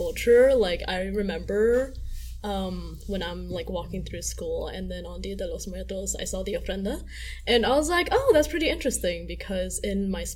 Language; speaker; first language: English; native; English